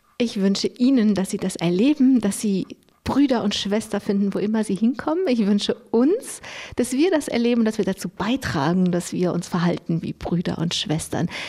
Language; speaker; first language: German; native; German